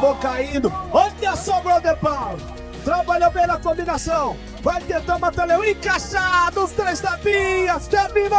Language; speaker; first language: Portuguese; native; Portuguese